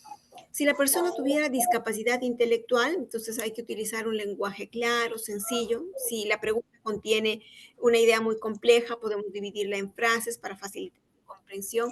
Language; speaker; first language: Spanish; native; Spanish